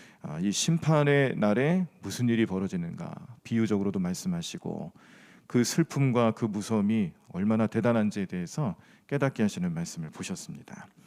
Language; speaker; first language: Korean; native; Korean